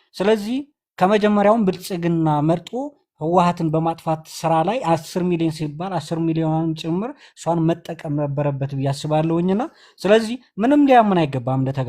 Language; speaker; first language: Amharic; non-native, local second language; Tigrinya